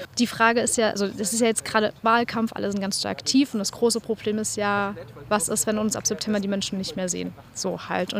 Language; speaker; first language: German; native; German